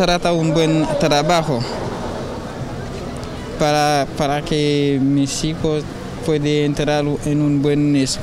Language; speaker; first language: Spanish; non-native, learner; Haitian Creole